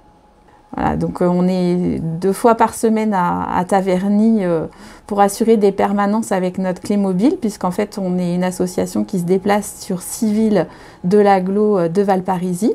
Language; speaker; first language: French; native; French